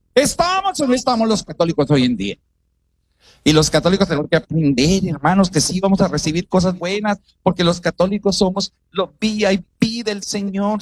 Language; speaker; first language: Spanish; native; Spanish